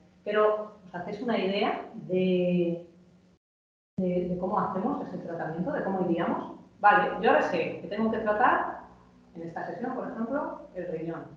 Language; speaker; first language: Spanish; native; Spanish